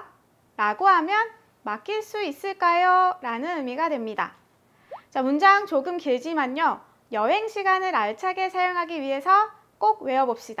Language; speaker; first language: Korean; native; Korean